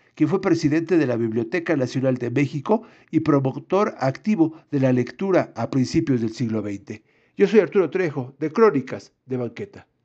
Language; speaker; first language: Spanish; native; Spanish